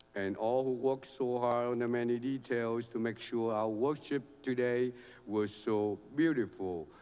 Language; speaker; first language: English; non-native, fluent; Vietnamese